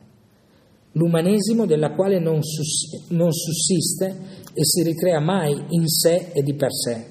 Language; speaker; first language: Italian; native; Italian